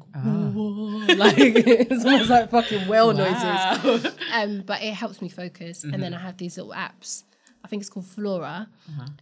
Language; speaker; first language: English; native; English